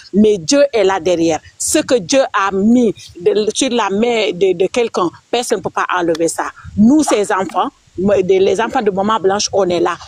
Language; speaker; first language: French; non-native, local second language; Wolof